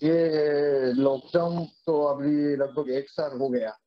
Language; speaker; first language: Hindi; non-native, fluent; Japanese